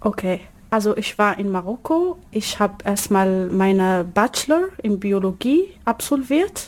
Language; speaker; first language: German; non-native, learner; Arabic